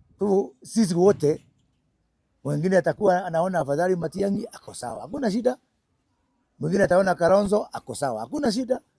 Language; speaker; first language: Swahili; native; Swahili